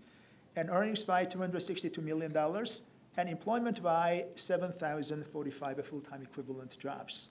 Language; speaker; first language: English; non-native, fluent; Korean